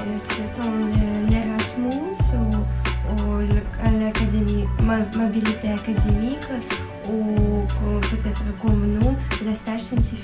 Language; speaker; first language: French; non-native, learner; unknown